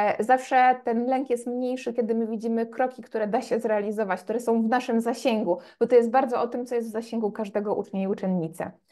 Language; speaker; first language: Polish; native; Polish